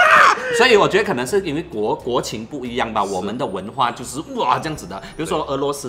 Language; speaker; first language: Chinese; native; Chinese